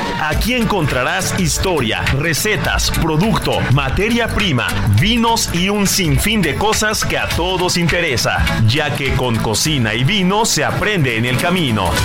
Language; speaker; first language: Spanish; native; Spanish